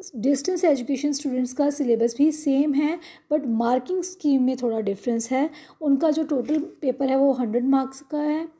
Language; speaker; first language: Hindi; non-native, local second language; Punjabi